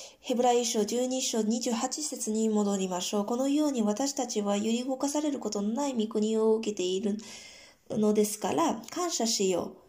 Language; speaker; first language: Japanese; non-native, fluent; Korean